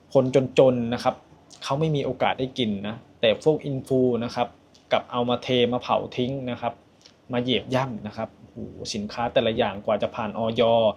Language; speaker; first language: Thai; native; Thai